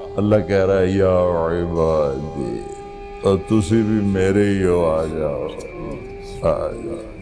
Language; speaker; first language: Urdu; non-native, local second language; Punjabi